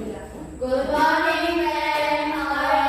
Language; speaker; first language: English; non-native, learner; Indonesian